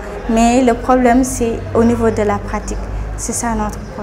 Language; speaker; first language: French; non-native, local second language; Wolof